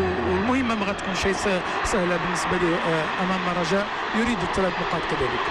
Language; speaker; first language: Arabic; native; Arabic